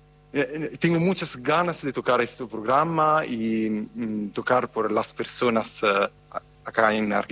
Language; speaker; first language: Spanish; non-native, fluent; Italian